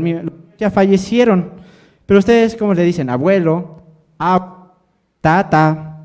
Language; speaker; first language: Spanish; native; Spanish